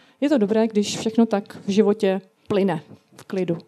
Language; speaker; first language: Czech; non-native, learner; Russian